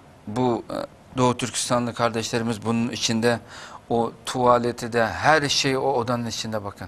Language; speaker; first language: Turkish; non-native, fluent; Uyghur